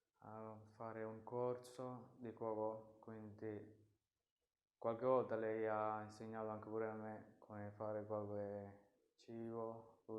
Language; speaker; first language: Italian; non-native, learner; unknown